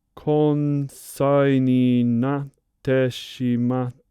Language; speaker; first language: Japanese; non-native, learner; English